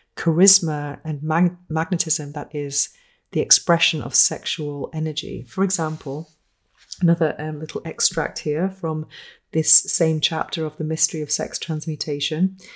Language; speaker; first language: English; native; English